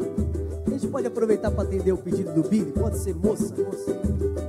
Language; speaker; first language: Portuguese; native; Portuguese